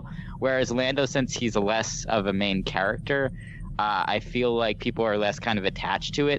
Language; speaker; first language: English; native; English